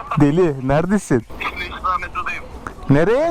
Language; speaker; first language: Turkish; native; Turkish